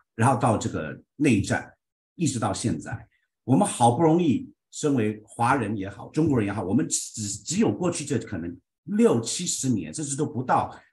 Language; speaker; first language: Chinese; early bilingual, heritage; Chinese